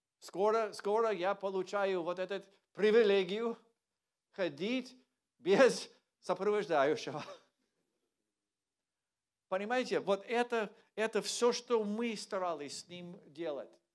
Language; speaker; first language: Russian; non-native, learner; English